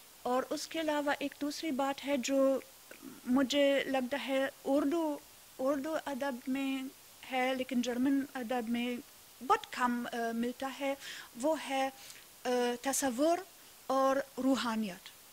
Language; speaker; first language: Urdu; non-native, fluent; German